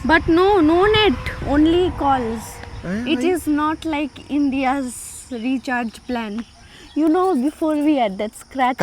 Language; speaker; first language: English; non-native, local second language; Malayalam